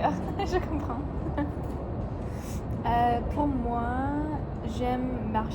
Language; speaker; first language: French; non-native, learner; English